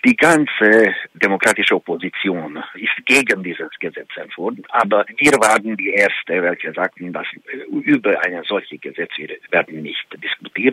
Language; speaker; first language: German; non-native, fluent; Hungarian